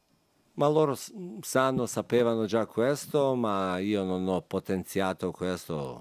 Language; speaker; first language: Italian; non-native, fluent; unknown